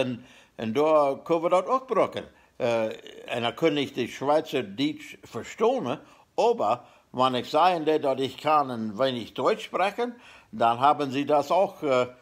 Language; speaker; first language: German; non-native, learner; Plautdietsch